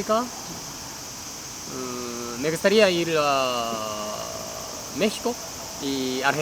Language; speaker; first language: Spanish; non-native, learner; Japanese